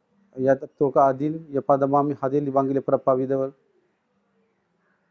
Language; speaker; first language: Russian; non-native, learner; Sinhala